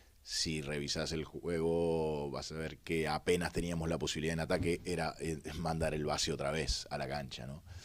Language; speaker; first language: Spanish; native; Spanish